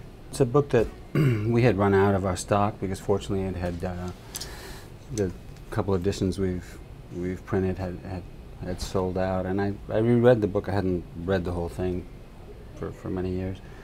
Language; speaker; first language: English; early bilingual, other home language; Spanish